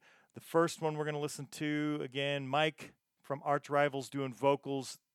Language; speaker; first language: English; native; English